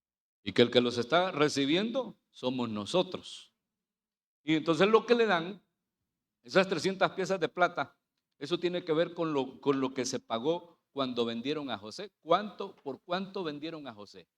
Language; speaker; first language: Spanish; native; Spanish